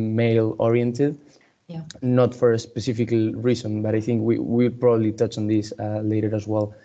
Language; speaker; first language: English; non-native, fluent; Spanish